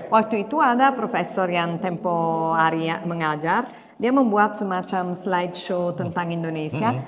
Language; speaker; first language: Indonesian; non-native, fluent; Italian